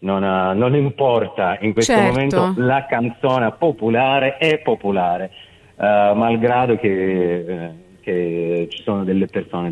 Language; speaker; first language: Italian; non-native, fluent; Russian